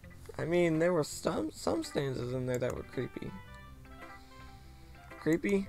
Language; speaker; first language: English; native; English